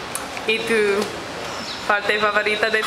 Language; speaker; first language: Spanish; non-native, learner; English